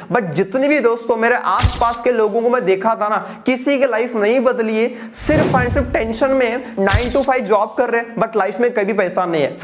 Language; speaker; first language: Hindi; non-native, local second language; Telugu